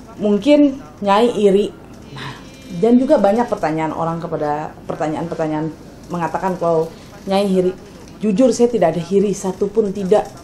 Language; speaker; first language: Indonesian; non-native, local second language; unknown